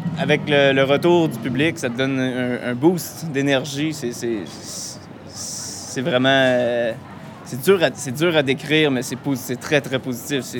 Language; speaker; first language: French; native; French